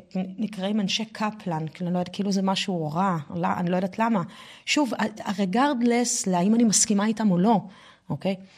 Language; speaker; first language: Hebrew; non-native, fluent; French